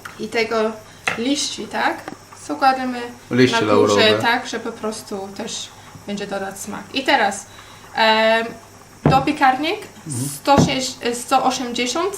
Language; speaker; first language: Polish; non-native, learner; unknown